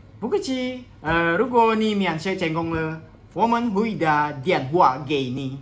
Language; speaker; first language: Chinese; non-native, learner; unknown